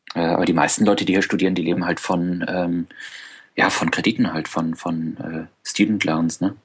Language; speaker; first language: German; native; German